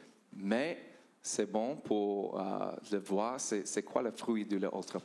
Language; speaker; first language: French; non-native, learner; English